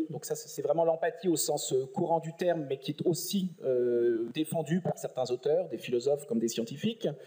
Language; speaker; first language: French; native; French